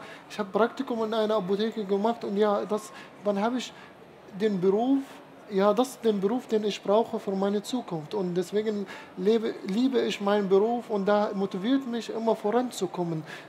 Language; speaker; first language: German; non-native, fluent; Arabic